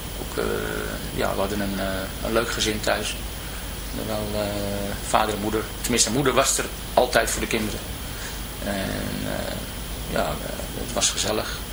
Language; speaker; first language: Dutch; native; Dutch